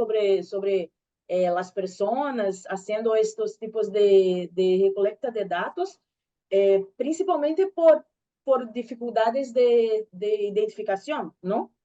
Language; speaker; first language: Spanish; non-native, learner; Portuguese